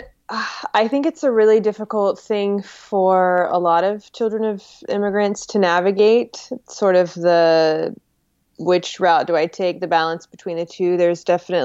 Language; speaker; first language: English; native; English